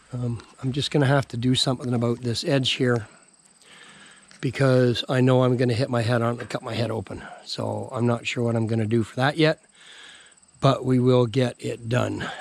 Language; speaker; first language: English; native; English